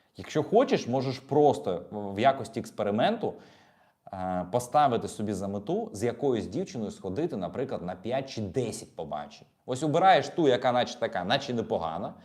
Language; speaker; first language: Ukrainian; native; Ukrainian